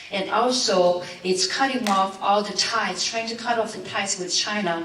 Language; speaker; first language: English; non-native, fluent; Chinese